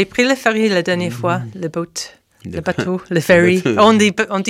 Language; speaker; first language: French; non-native, fluent; English